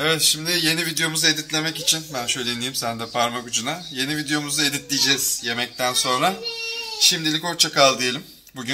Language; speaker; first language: Turkish; native; Turkish